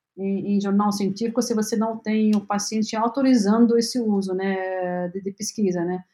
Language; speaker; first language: Portuguese; non-native, fluent; Arabic